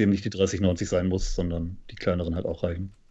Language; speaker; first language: German; native; German